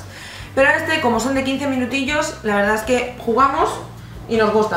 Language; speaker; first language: Spanish; native; Spanish